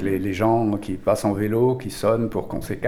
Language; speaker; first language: French; native; French